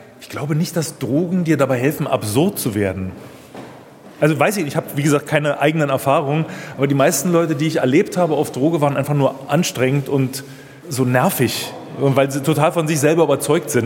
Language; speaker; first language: German; native; German